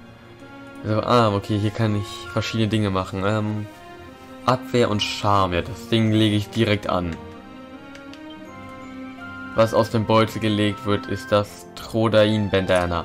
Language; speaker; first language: German; native; German